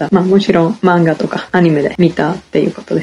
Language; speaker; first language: Japanese; non-native, fluent; Italian